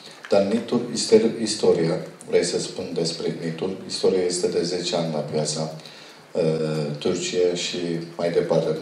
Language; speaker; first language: Romanian; non-native, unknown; Turkish